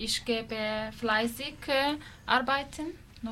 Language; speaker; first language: German; non-native, learner; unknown